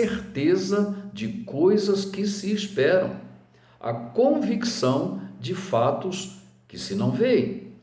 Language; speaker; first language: Portuguese; native; Portuguese